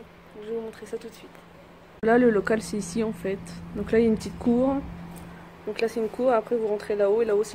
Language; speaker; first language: French; native; French